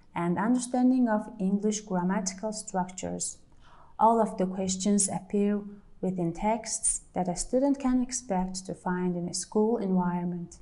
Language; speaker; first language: English; non-native, fluent; Mongolian